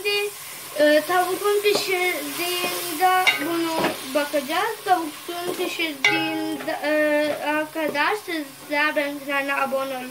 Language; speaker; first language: Turkish; non-native, learner; Urdu